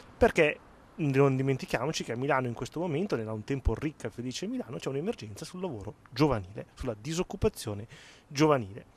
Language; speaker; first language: Italian; native; Italian